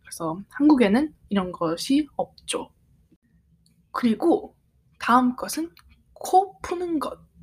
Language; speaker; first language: Korean; early bilingual, heritage; Korean